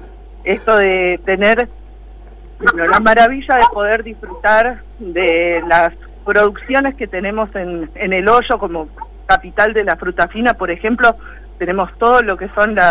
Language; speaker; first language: Spanish; native; Spanish